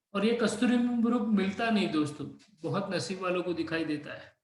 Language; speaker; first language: Hindi; non-native, local second language; Marathi